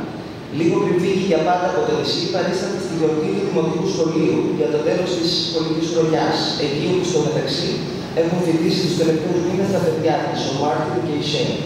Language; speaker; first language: Greek; native; Greek